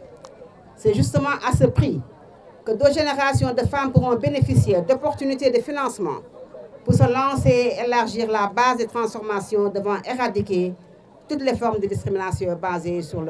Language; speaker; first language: French; non-native, local second language; Wolof